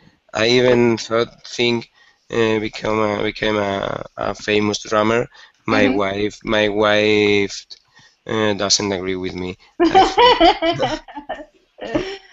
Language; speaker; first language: English; non-native, learner; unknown